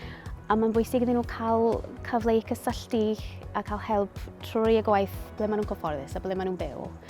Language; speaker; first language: Welsh; non-native, fluent; English